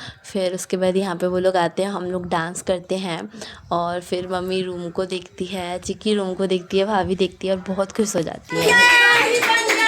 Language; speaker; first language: Hindi; native; Hindi